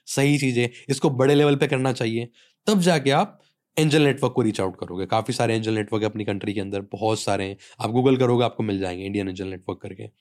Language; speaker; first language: Hindi; native; Hindi